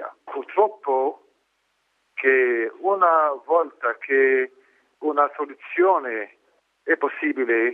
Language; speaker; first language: Italian; non-native, learner; Arabic